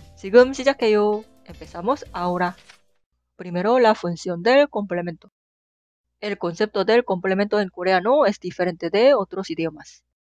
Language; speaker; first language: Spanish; non-native, fluent; Korean